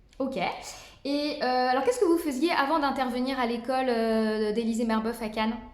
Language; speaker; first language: French; native; French